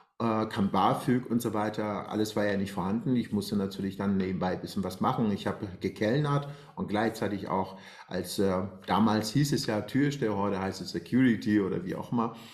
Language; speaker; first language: German; non-native, fluent; Persian